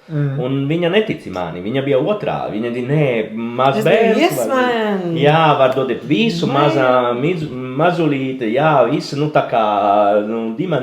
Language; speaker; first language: Latvian; non-native, learner; Italian